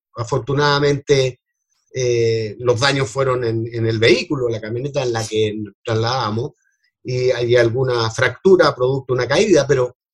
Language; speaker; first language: Spanish; native; Spanish